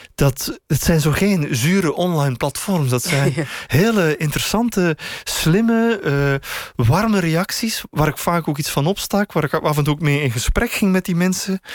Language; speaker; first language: Dutch; native; Dutch